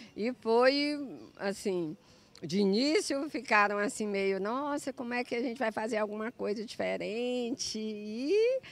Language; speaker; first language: Portuguese; native; Portuguese